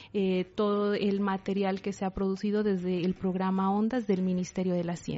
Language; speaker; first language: Spanish; native; Spanish